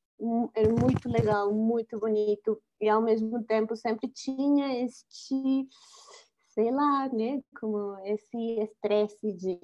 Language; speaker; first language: Portuguese; non-native, fluent; Spanish